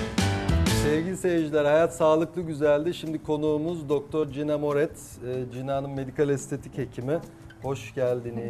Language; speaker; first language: Turkish; native; Turkish